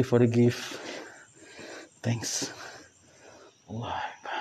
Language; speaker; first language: English; non-native, local second language; Malay